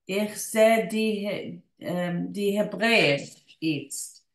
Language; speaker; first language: German; non-native, learner; English